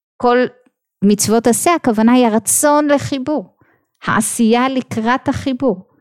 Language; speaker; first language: Hebrew; native; Hebrew